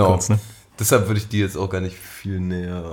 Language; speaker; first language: German; native; German